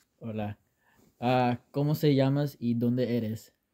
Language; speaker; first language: Spanish; early bilingual, heritage; English